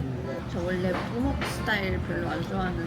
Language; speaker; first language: Korean; non-native, fluent; Swedish